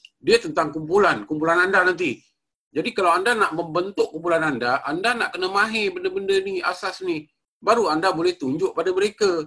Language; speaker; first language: Malay; native; Malay